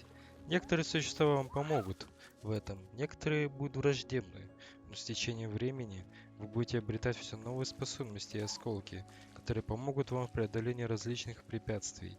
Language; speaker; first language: Russian; native; Russian